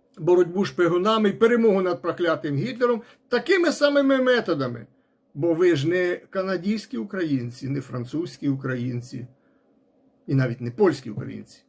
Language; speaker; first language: Ukrainian; non-native, local second language; Russian